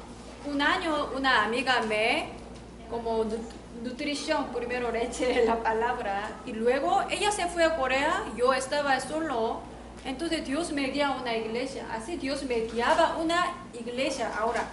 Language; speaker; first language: Spanish; non-native, learner; Korean